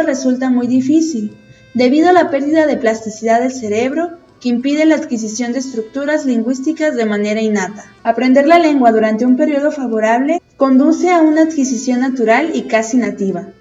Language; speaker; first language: Spanish; native; Spanish